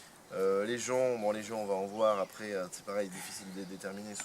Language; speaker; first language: French; native; French